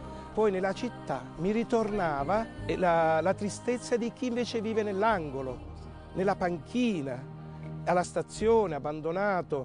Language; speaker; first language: Italian; native; Italian